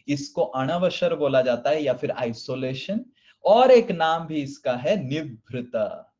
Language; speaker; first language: Hindi; non-native, local second language; Odia